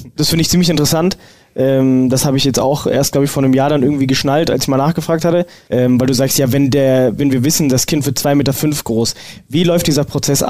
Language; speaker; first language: German; native; German